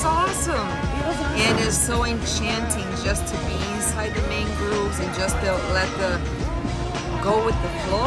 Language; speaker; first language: English; native; English